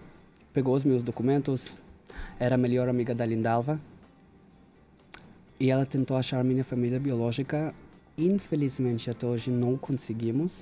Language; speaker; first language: Portuguese; non-native, fluent; Hebrew